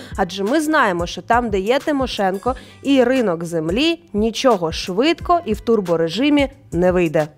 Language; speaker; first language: Ukrainian; native; Ukrainian